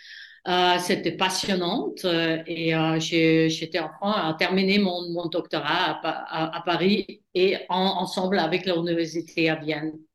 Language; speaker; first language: French; non-native, fluent; German